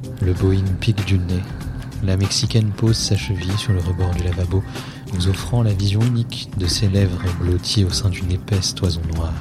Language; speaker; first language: French; native; French